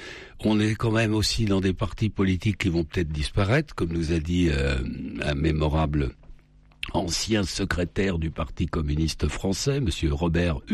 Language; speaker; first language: French; native; French